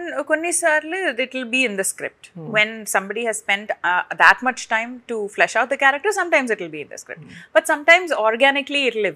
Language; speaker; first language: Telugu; non-native, fluent; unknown